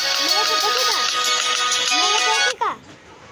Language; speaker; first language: Hindi; non-native, learner; Bangla